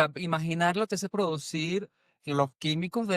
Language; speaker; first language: Spanish; native; Spanish